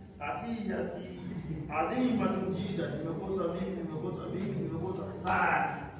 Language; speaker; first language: Swahili; native; Swahili